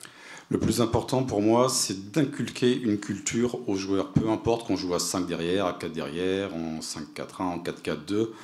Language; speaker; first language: French; native; French